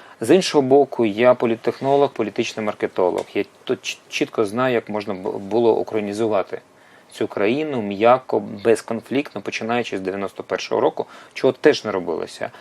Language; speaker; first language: Ukrainian; non-native, local second language; Russian